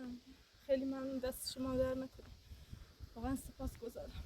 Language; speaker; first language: Persian; native; Persian